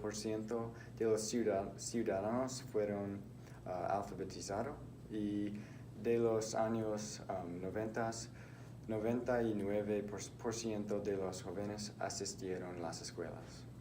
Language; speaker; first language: Spanish; non-native, learner; English